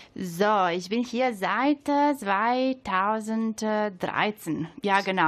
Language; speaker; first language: German; non-native, learner; Italian